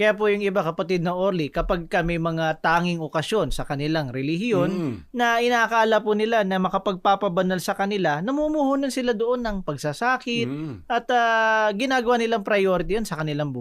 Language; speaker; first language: Filipino; native; Filipino